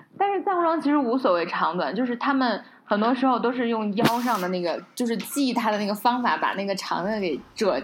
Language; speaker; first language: Chinese; native; Chinese